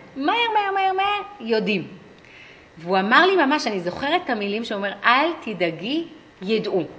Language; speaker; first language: Hebrew; early bilingual, other home language; English